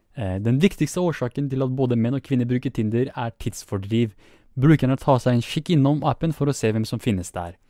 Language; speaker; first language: Norwegian; early bilingual, other home language; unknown